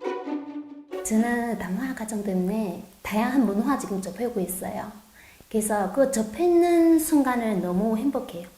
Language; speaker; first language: Korean; non-native, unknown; Chinese